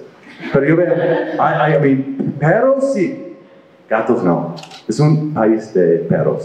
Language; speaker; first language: Spanish; non-native, fluent; English